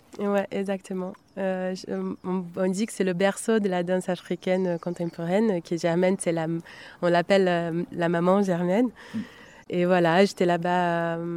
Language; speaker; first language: French; non-native, fluent; Portuguese